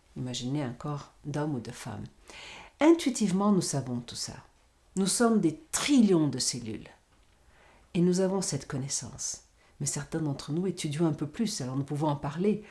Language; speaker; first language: French; non-native, fluent; Portuguese